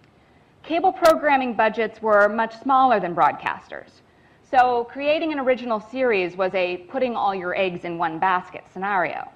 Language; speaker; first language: English; native; English